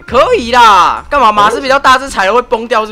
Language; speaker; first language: Chinese; native; Chinese